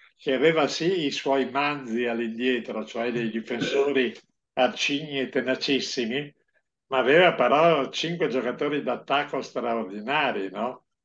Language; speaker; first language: Italian; non-native, local second language; Friulian